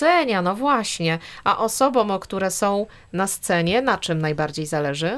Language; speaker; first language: Polish; native; Polish